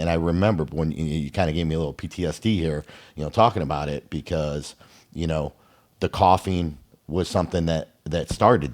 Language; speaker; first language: English; native; English